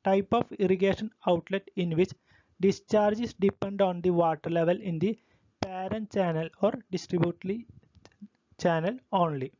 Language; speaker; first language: English; non-native, local second language; Malayalam